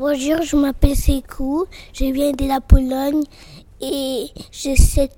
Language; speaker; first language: French; non-native, learner; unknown